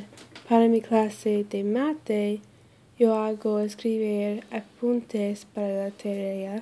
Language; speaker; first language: Spanish; non-native, learner; English